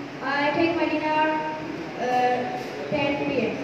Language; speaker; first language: English; non-native, learner; Bangla